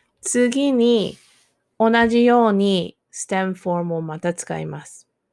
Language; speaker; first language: Japanese; non-native, fluent; English